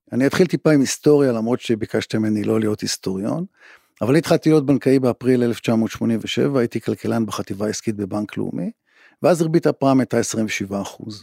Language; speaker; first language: Hebrew; native; Hebrew